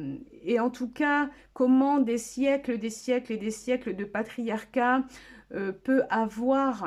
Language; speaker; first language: French; native; French